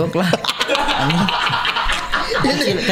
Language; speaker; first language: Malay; non-native, local second language; Sundanese